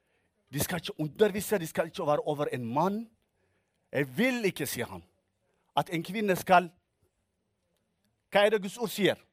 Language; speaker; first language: Norwegian; non-native, fluent; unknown